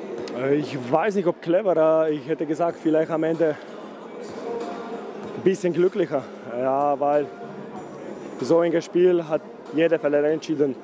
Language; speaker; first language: German; non-native, fluent; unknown